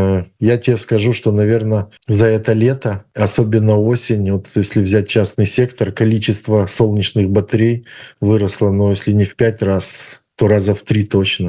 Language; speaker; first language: Russian; native; Russian